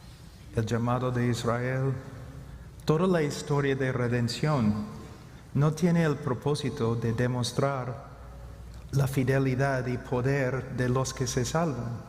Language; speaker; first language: Spanish; non-native, fluent; English